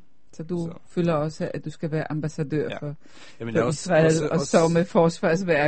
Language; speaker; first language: Danish; non-native, fluent; Polish